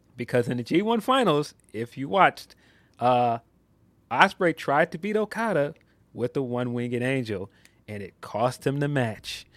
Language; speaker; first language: English; native; English